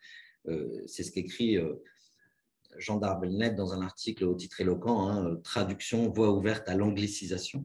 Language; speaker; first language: French; native; French